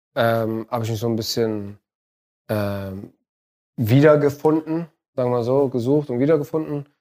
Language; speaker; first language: German; early bilingual, other home language; Arabic